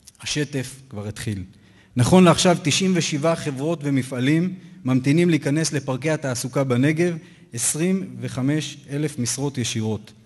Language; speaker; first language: Hebrew; native; Hebrew